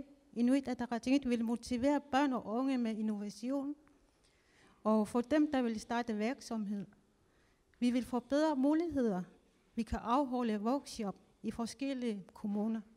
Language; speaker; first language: Danish; non-native, local second language; Kalaallisut